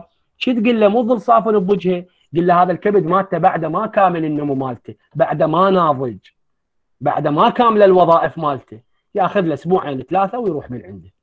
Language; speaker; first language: Arabic; native; Arabic